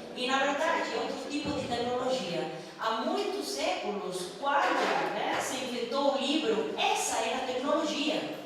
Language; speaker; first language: Portuguese; non-native, fluent; Spanish